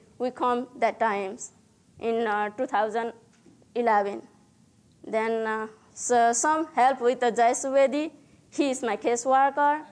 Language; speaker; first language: English; non-native, learner; Nepali